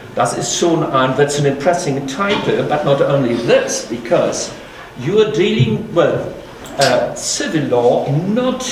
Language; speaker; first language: English; non-native, fluent; German